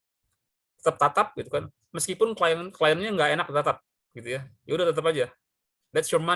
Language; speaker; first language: Indonesian; native; Indonesian